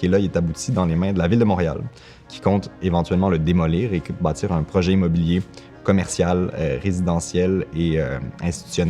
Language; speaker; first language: French; native; French